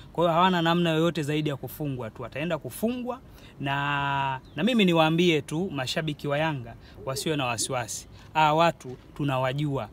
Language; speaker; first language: Swahili; native; Swahili